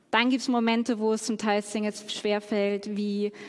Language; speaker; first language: German; native; German